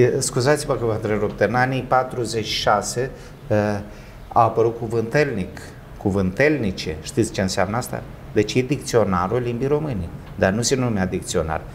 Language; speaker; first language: Romanian; native; Romanian